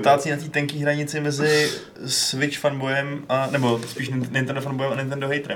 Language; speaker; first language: Czech; native; Czech